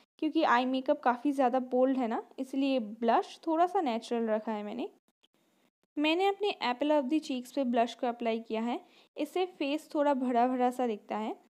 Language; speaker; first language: Hindi; non-native, local second language; Bangla